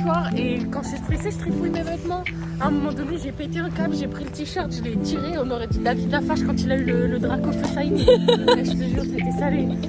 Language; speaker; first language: French; native; French